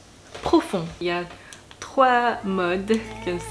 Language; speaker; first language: French; non-native, fluent; Korean